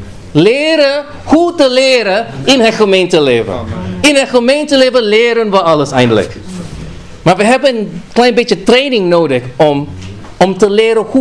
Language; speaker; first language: Dutch; non-native, fluent; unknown